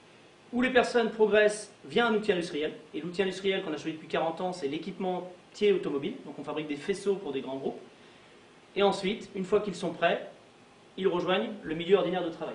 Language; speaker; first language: French; native; French